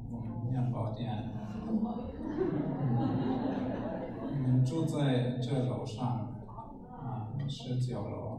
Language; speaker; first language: Chinese; non-native, fluent; German